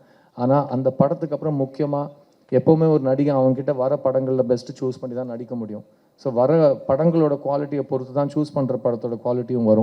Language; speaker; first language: Tamil; native; Tamil